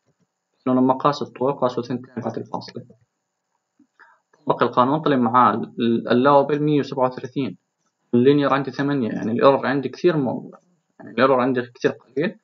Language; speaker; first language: Arabic; native; Arabic